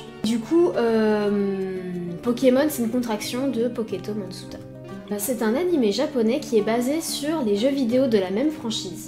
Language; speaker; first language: French; native; French